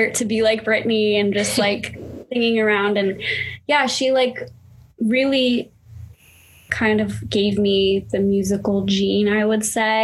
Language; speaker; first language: English; native; English